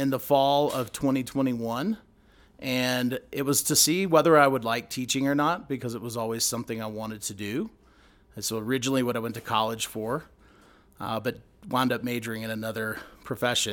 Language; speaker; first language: English; native; English